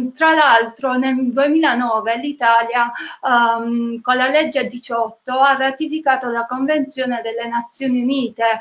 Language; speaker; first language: Italian; native; Italian